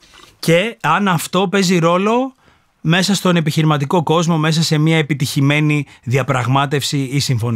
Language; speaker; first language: Greek; native; Greek